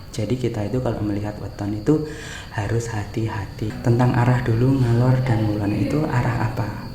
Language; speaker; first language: Indonesian; native; Indonesian